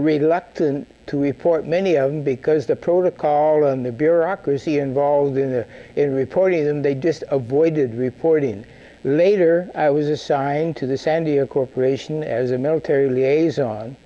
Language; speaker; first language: English; native; English